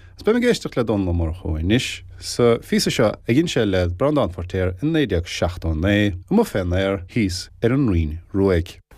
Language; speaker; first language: Irish; native; Irish